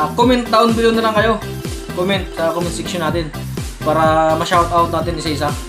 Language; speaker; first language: Filipino; non-native, local second language; Cebuano